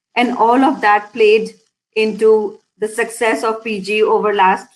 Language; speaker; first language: English; non-native, local second language; Hindi